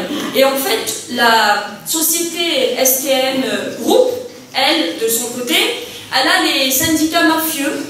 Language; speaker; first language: French; native; French